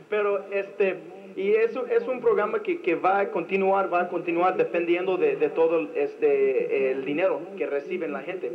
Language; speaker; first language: Spanish; non-native, fluent; English